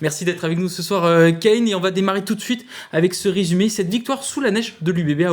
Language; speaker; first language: French; native; French